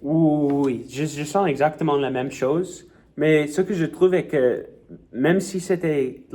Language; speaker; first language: French; non-native, local second language; English